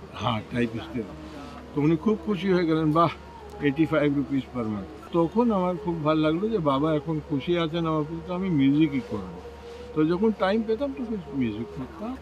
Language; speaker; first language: Bangla; non-native, fluent; Hindi